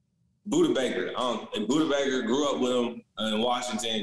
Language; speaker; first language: English; native; English